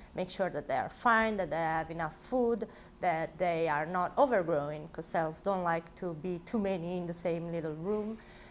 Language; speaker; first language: English; non-native, fluent; Italian